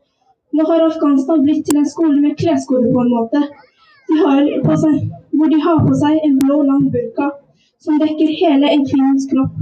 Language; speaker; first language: Norwegian; early bilingual, other home language; Persian